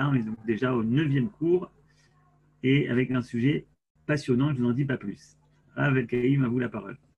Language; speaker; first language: French; native; French